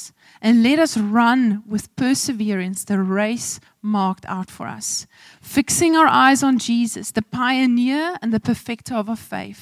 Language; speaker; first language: English; non-native, local second language; Afrikaans